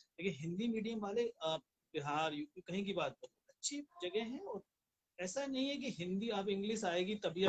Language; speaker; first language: Hindi; native; Hindi